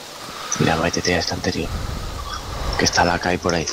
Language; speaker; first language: Spanish; native; Spanish